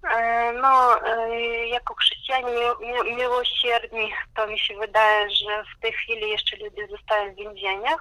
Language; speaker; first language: Polish; non-native, fluent; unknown